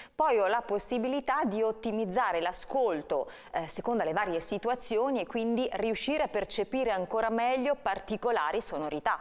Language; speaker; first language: Italian; native; Italian